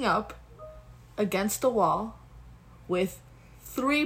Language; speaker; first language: English; early bilingual, other home language; Spanish